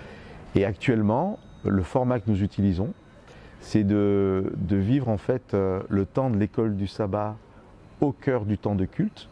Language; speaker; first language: French; native; French